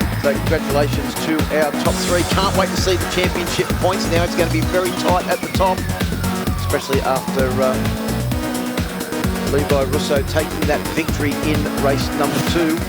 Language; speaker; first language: English; native; English